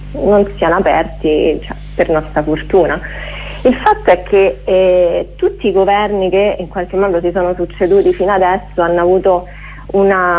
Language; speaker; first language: Italian; native; Italian